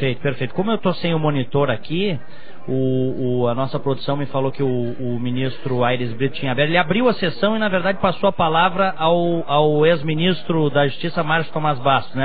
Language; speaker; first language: Portuguese; native; Portuguese